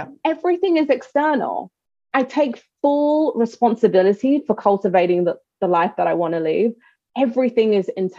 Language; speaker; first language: English; native; English